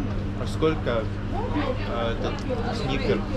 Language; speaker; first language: Russian; non-native, local second language; Latvian